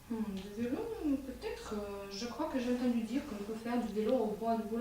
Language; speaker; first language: French; non-native, fluent; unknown